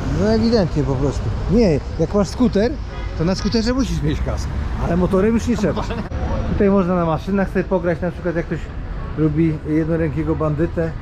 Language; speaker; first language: Polish; native; Polish